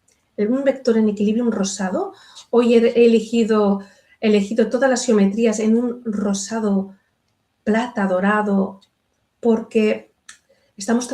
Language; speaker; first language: Spanish; native; Spanish